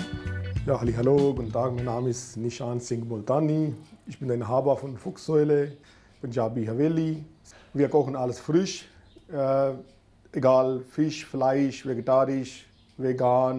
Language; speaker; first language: German; non-native, fluent; Punjabi